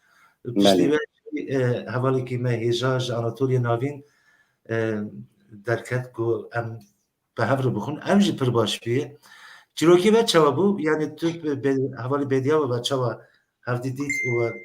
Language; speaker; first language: Kurdish; native; Kurdish